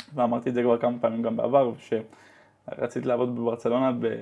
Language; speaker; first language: Hebrew; early bilingual, heritage; Dutch